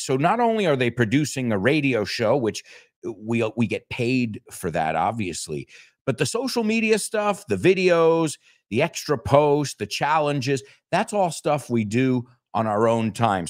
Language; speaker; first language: English; native; English